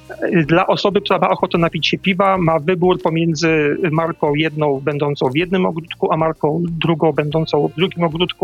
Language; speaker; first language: Polish; native; Polish